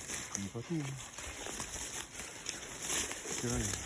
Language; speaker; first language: French; native; French